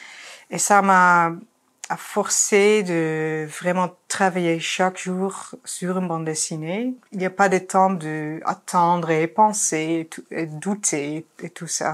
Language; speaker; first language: French; non-native, fluent; Dutch